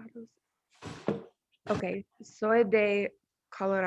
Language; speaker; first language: Spanish; non-native, learner; English